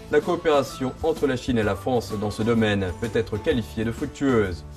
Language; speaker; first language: French; native; French